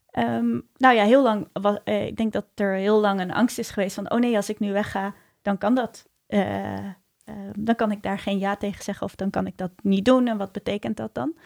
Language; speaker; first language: Dutch; native; Dutch